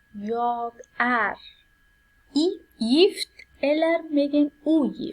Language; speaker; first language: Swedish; non-native, fluent; Persian